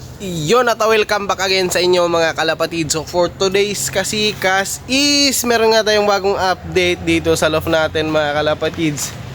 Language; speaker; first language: Filipino; non-native, local second language; Cebuano